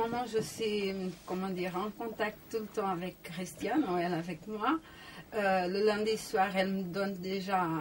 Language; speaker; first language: French; non-native, learner; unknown